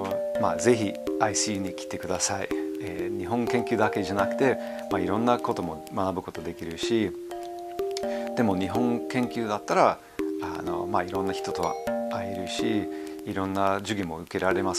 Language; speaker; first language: Japanese; non-native, fluent; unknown